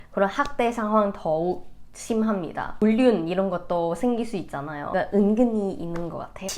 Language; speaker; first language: Korean; non-native, fluent; Cantonese